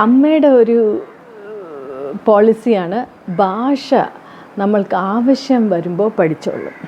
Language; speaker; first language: Malayalam; early bilingual, heritage; Tamil